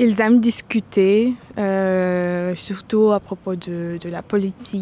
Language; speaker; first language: French; non-native, fluent; Italian